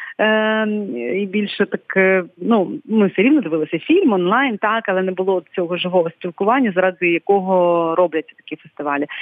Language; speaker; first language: Ukrainian; non-native, local second language; Bulgarian